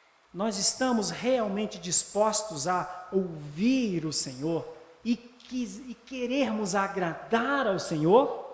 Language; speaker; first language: Portuguese; native; Portuguese